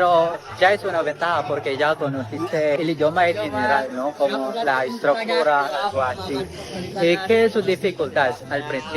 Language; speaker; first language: Spanish; non-native, fluent; Cebuano